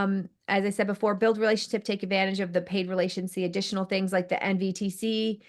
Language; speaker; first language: English; native; English